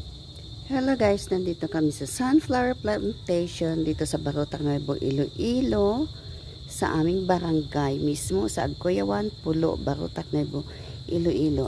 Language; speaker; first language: Filipino; non-native, local second language; Hiligaynon